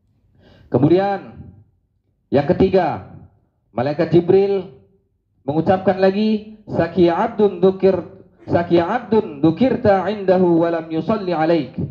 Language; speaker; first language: Indonesian; native; Indonesian